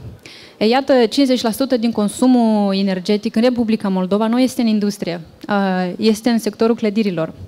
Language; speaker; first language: Romanian; native; Romanian